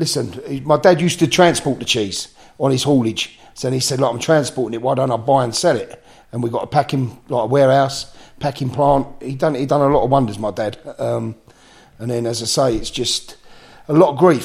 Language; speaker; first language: English; native; English